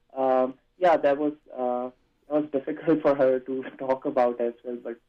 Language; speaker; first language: English; non-native, local second language; Punjabi